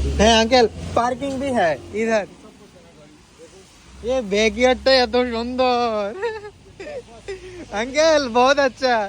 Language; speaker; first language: Hindi; non-native, learner; Bangla